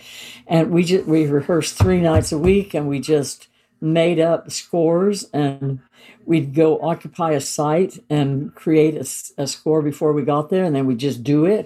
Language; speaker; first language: English; native; English